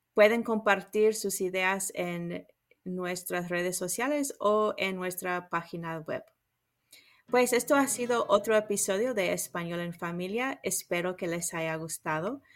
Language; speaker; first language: Spanish; non-native, fluent; English